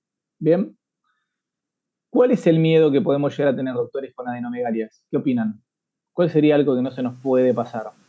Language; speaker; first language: Spanish; native; Spanish